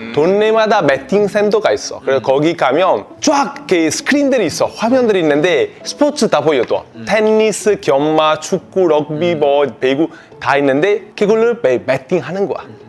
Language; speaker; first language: Korean; non-native, fluent; Italian